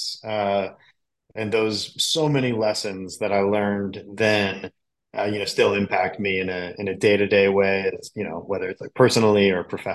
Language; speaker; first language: English; native; English